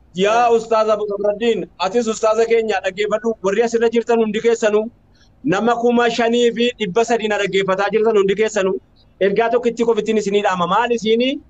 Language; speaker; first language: Oromo; native; Oromo